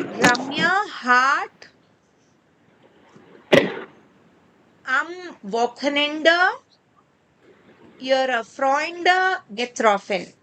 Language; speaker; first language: German; non-native, fluent; Kannada